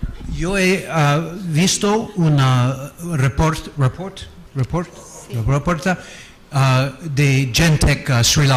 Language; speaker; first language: Spanish; non-native, learner; English